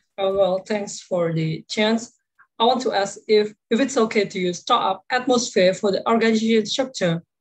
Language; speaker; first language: English; non-native, local second language; Malay